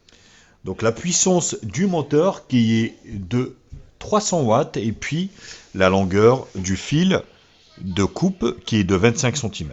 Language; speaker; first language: French; native; French